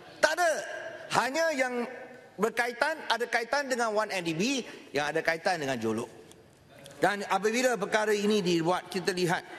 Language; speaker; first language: Malay; non-native, local second language; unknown